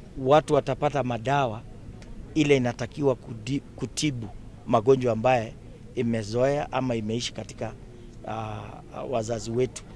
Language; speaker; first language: Swahili; non-native, local second language; Kalenjin